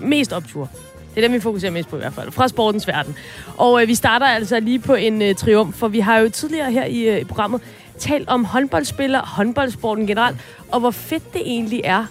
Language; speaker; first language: Danish; native; Danish